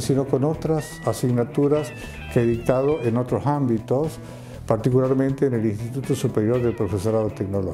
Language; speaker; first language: Spanish; native; Spanish